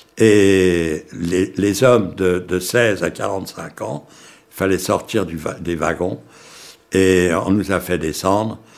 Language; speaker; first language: French; early bilingual, other home language; Yiddish